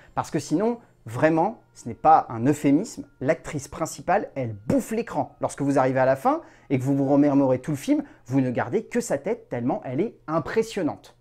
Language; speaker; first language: French; native; French